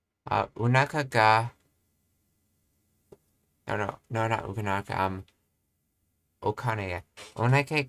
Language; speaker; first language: Japanese; non-native, learner; English